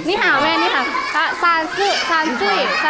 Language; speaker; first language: Chinese; non-native, fluent; Lao